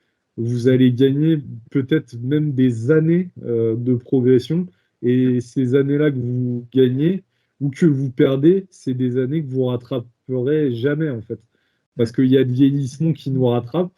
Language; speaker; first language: French; native; French